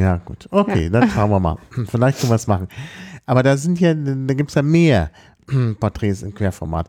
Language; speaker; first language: German; native; German